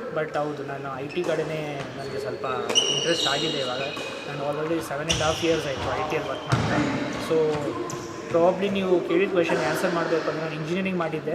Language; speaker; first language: Kannada; non-native, local second language; Hindi